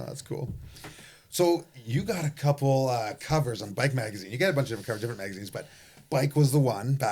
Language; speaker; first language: English; native; English